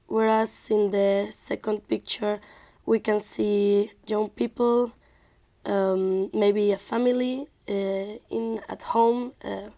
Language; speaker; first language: English; non-native, learner; Spanish